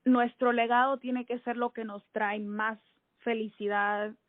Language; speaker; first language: Spanish; early bilingual, other home language; English